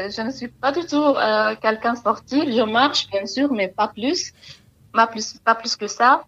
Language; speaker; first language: French; non-native, learner; Arabic